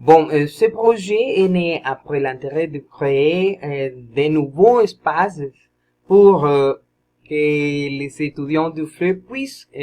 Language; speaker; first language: French; non-native, learner; Spanish